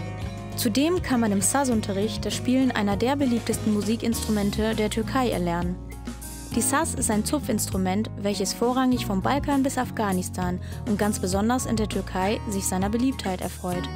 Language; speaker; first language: German; native; German